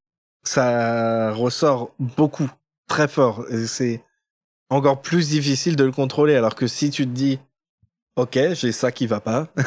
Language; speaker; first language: French; native; French